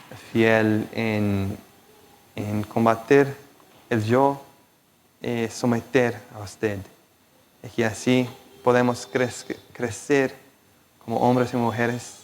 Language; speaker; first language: Spanish; non-native, fluent; Portuguese